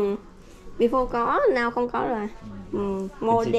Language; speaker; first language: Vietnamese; non-native, learner; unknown